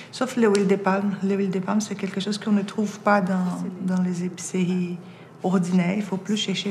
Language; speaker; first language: French; non-native, fluent; Portuguese